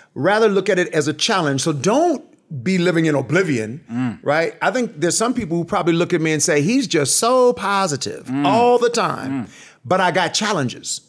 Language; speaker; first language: English; native; English